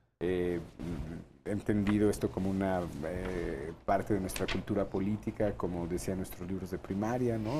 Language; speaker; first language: Spanish; native; Spanish